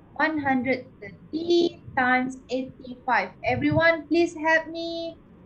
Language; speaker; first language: English; non-native, local second language; Malay